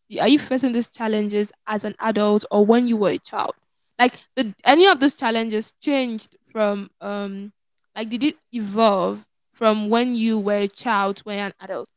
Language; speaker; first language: English; non-native, local second language; Yoruba